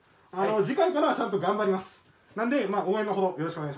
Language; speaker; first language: Japanese; native; Japanese